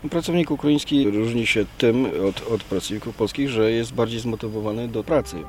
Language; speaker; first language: Polish; native; Polish